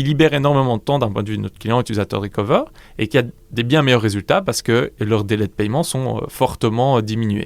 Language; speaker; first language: French; native; French